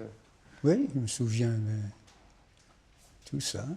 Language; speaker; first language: French; non-native, fluent; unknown